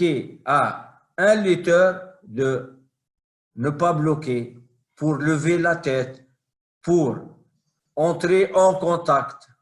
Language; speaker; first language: French; non-native, fluent; Arabic